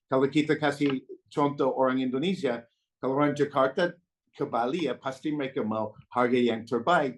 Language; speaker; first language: Indonesian; non-native, fluent; English